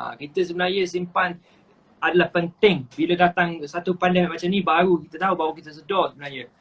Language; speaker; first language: Malay; non-native, fluent; English